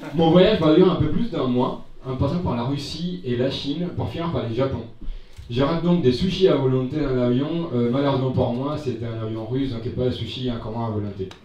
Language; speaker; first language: French; non-native, fluent; Spanish